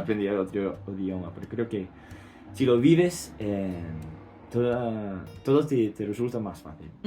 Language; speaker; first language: Spanish; non-native, fluent; English